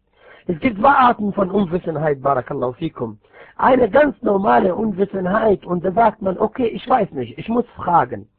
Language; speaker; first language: German; non-native, fluent; Arabic